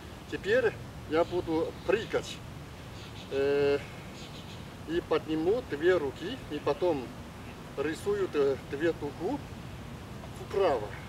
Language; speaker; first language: Russian; non-native, learner; Chinese